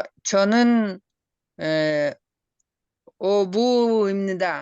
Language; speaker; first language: Korean; non-native, learner; Kyrgyz